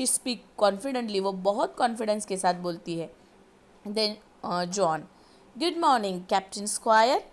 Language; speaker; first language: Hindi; non-native, local second language; Marathi